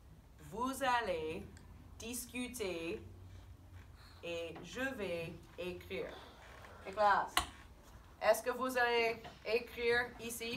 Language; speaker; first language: French; non-native, fluent; English